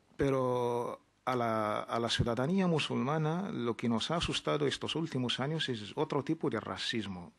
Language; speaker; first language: Spanish; non-native, fluent; Arabic